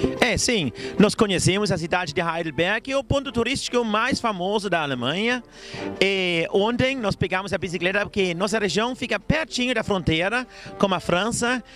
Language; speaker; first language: Portuguese; non-native, fluent; German